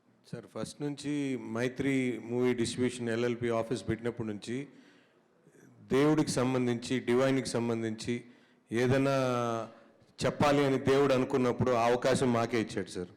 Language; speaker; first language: Telugu; native; Telugu